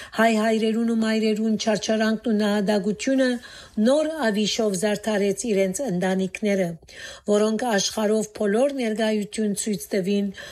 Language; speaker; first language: Armenian; native; Armenian